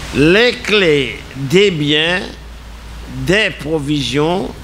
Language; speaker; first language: French; non-native, local second language; Morisyen